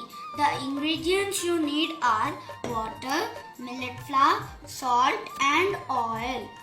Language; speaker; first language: English; non-native, local second language; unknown